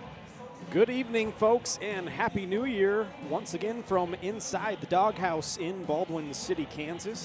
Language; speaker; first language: English; native; English